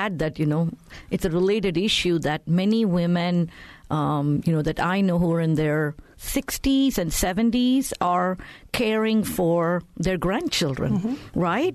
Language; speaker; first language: English; non-native, local second language; Tamil